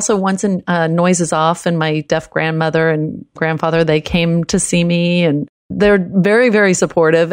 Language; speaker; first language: English; early bilingual, other home language; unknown